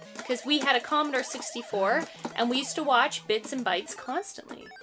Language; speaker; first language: English; native; English